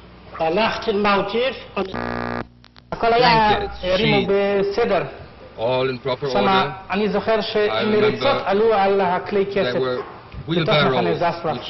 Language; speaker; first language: Hebrew; non-native, fluent; Yiddish